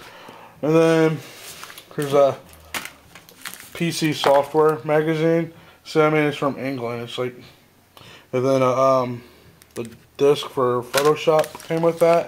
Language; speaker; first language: English; native; English